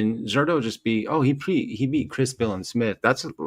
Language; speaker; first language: English; native; English